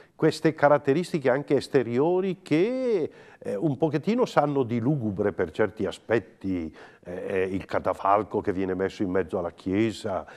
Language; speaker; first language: Italian; native; Italian